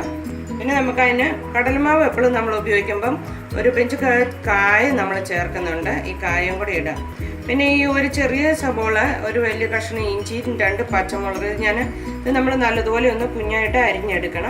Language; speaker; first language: Malayalam; native; Malayalam